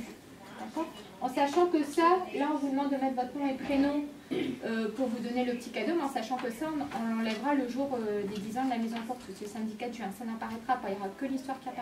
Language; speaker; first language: French; native; French